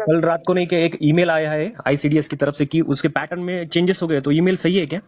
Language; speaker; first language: Hindi; non-native, local second language; Marathi